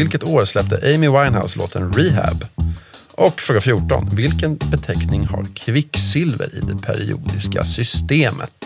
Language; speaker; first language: Swedish; native; Swedish